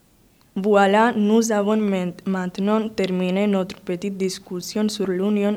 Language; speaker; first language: French; non-native, local second language; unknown